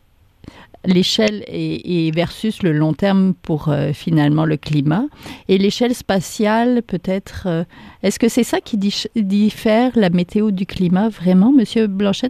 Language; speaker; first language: French; native; French